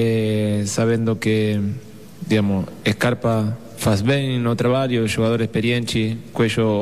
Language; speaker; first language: Portuguese; non-native, fluent; Spanish